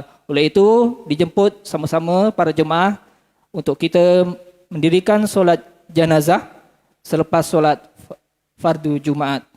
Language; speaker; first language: Malay; native; Malay